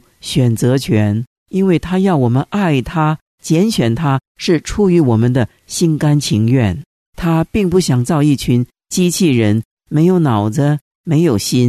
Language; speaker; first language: Chinese; native; Chinese